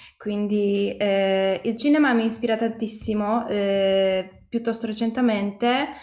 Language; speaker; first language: Italian; non-native, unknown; Polish